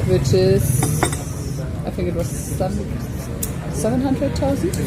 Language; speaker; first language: English; non-native, fluent; German